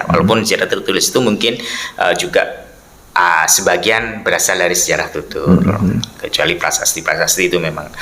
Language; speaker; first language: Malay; non-native, local second language; Madurese